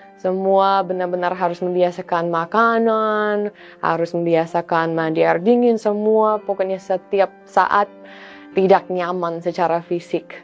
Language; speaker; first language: Indonesian; non-native, fluent; English